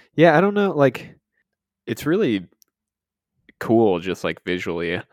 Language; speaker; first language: English; native; English